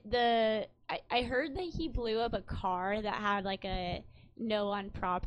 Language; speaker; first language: English; native; English